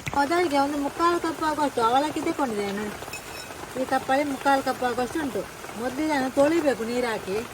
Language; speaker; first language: Kannada; native; Kannada